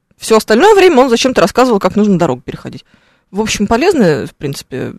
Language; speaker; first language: Russian; native; Russian